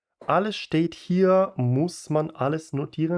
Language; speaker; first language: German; non-native, fluent; Ukrainian